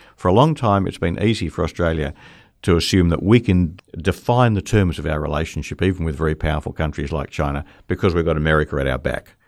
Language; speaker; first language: English; native; English